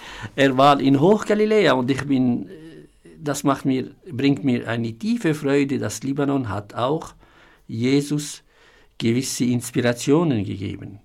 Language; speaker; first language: German; non-native, fluent; Arabic